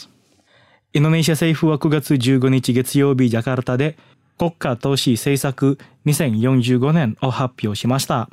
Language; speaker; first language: Japanese; non-native, fluent; Indonesian